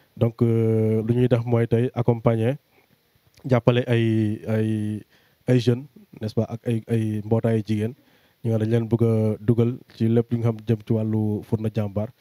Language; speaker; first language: Wolof; non-native, local second language; Jola-Fonyi